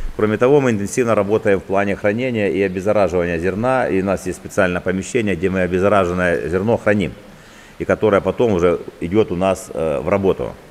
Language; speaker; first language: Russian; native; Russian